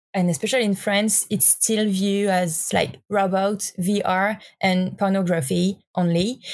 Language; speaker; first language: English; non-native, fluent; French